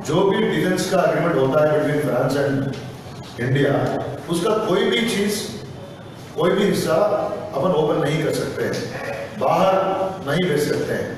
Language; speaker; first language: Hindi; non-native, local second language; Telugu